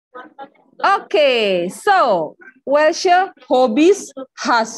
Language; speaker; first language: German; non-native, learner; Indonesian